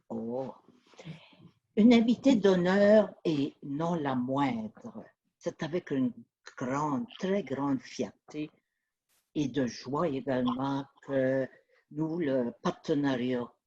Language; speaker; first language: French; native; French